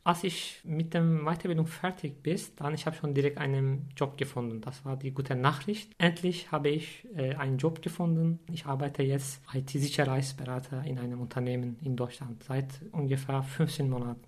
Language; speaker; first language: German; non-native, fluent; Turkish